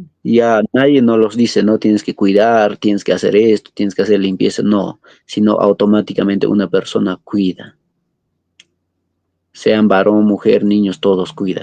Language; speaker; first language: Spanish; non-native, local second language; Quechua